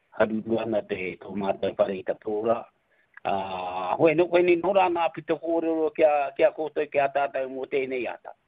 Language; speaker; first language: Māori; native; Māori